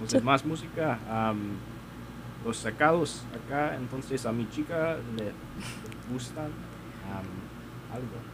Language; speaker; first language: Spanish; non-native, learner; English